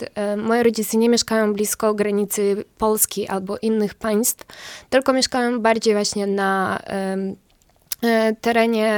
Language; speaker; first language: Polish; non-native, fluent; Ukrainian